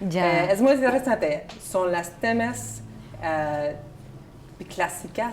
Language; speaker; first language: Spanish; non-native, learner; English